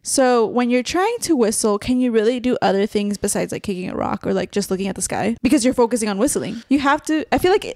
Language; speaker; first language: English; early bilingual, other home language; Spanish